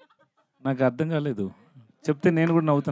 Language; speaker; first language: Telugu; non-native, learner; Tamil